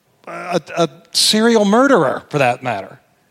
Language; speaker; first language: English; native; English